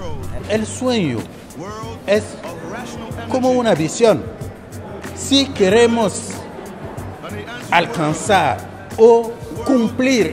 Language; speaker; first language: Spanish; non-native, fluent; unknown